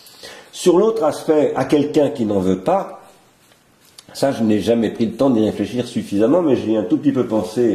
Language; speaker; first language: French; native; French